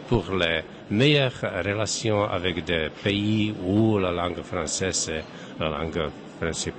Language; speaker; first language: French; non-native, fluent; Czech